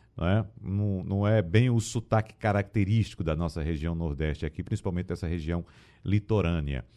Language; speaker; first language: Portuguese; native; Portuguese